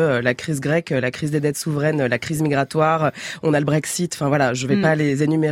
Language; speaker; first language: French; native; French